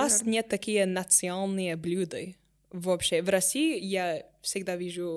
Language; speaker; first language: Russian; non-native, learner; English